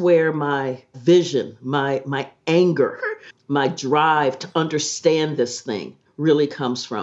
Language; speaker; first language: English; native; English